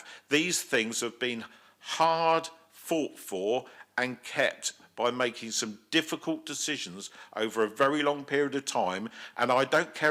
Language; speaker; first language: English; native; English